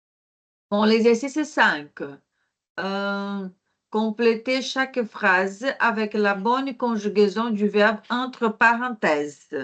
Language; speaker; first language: French; non-native, fluent; Portuguese